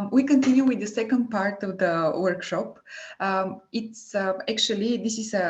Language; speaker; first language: English; non-native, fluent; Bulgarian